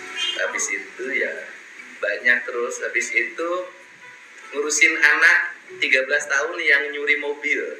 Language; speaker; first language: Indonesian; non-native, local second language; Sundanese